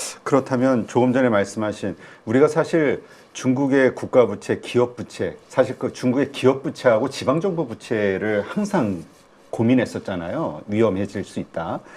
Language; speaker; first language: Korean; native; Korean